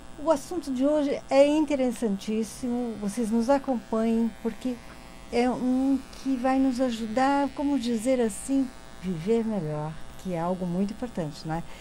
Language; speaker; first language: Portuguese; native; Portuguese